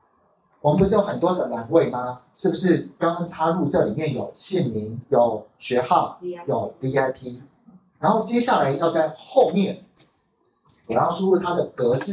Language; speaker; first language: Chinese; native; Chinese